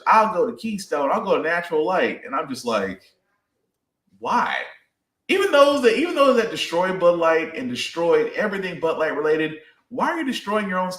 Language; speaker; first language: English; native; English